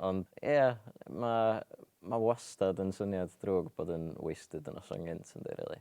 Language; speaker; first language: Welsh; native; Welsh